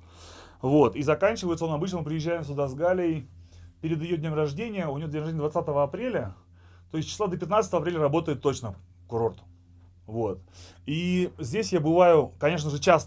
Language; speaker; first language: Russian; native; Russian